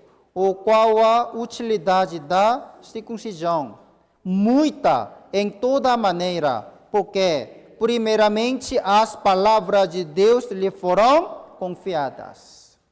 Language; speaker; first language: Portuguese; non-native, fluent; Korean